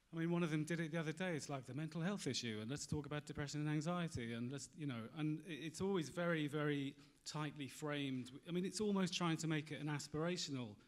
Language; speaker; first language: English; native; English